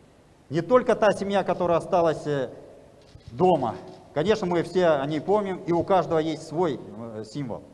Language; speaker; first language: Russian; native; Russian